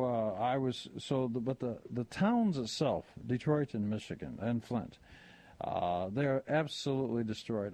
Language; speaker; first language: English; native; English